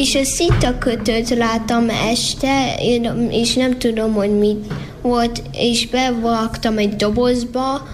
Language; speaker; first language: Hungarian; early bilingual, heritage; Hungarian